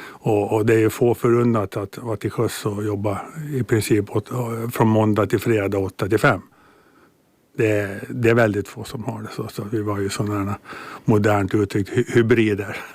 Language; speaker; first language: Swedish; native; Swedish